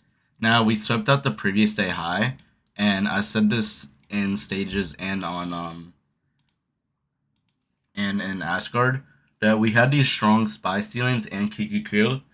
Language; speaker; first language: English; native; English